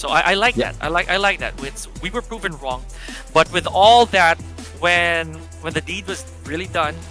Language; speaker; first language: English; non-native, local second language; Filipino